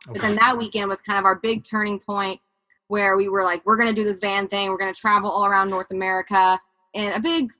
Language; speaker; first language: English; native; English